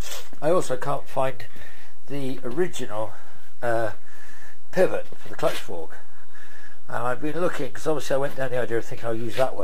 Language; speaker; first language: English; native; English